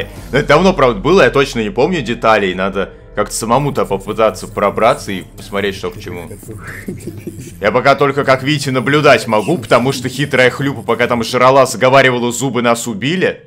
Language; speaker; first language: Russian; native; Russian